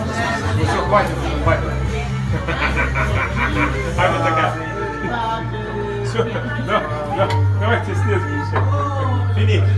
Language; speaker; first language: Russian; native; Russian